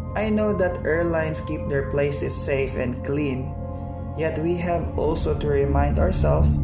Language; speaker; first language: English; non-native, local second language; Cebuano